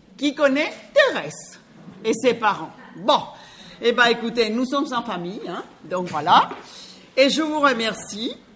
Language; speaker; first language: French; non-native, fluent; Spanish